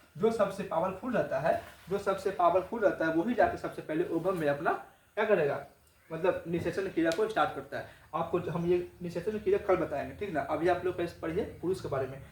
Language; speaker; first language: Hindi; native; Hindi